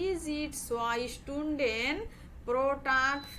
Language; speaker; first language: German; non-native, learner; Bangla